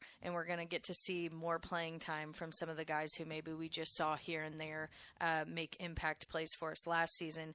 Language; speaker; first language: English; native; English